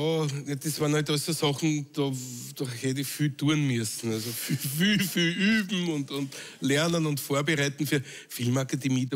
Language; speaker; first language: German; native; German